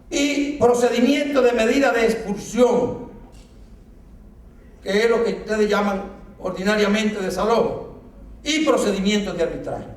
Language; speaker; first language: Spanish; native; Spanish